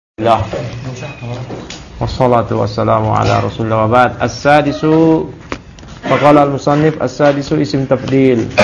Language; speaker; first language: Arabic; non-native, fluent; Indonesian